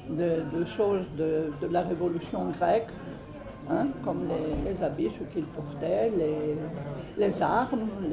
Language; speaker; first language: French; non-native, fluent; Greek